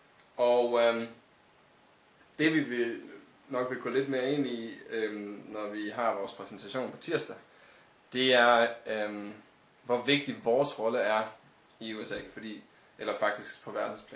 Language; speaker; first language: Danish; native; Danish